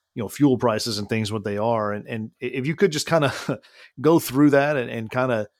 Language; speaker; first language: English; native; English